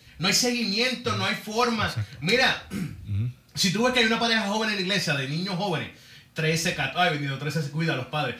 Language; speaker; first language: Spanish; early bilingual, heritage; Spanish